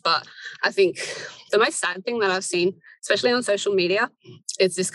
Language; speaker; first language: English; native; English